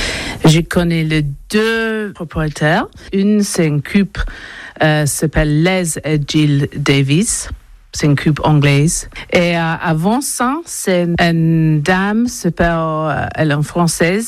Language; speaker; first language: French; non-native, local second language; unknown